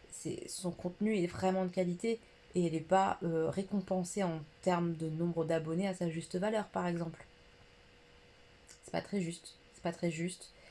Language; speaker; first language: French; native; French